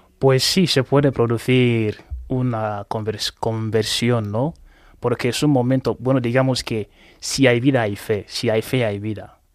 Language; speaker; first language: Spanish; non-native, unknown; Igbo